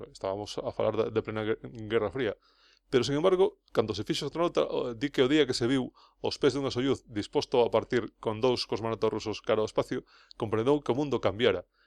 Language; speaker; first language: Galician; non-native, local second language; Spanish